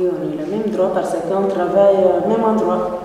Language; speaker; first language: French; non-native, fluent; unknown